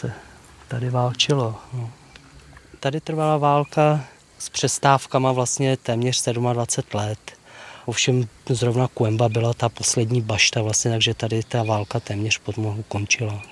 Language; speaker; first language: Czech; native; Czech